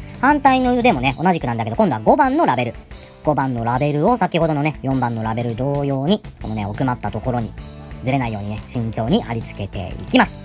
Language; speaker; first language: Japanese; native; Japanese